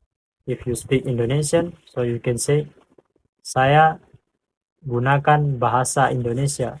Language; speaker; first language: English; non-native, fluent; Indonesian